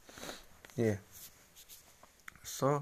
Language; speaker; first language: English; non-native, learner; Indonesian